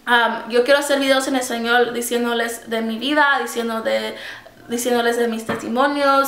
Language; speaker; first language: Spanish; early bilingual, heritage; Spanish